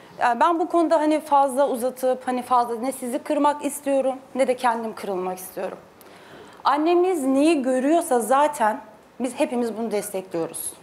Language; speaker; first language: Turkish; native; Turkish